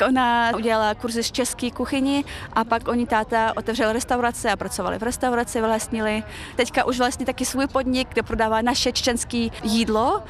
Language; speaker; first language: Czech; early bilingual, other home language; Chechen